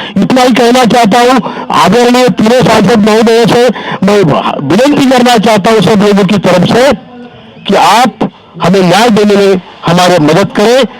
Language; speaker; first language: Hindi; non-native, local second language; Marathi